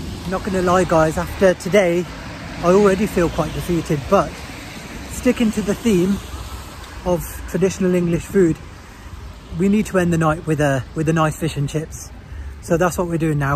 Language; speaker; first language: English; early bilingual, other home language; Hindi